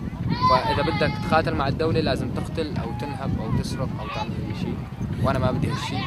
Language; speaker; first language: Arabic; native; Arabic